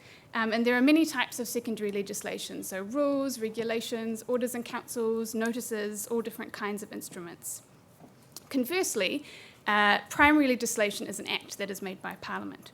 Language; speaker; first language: English; native; English